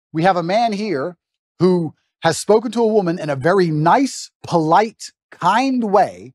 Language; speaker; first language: English; native; English